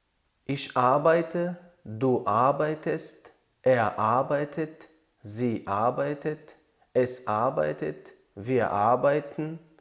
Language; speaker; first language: German; non-native, fluent; Tajik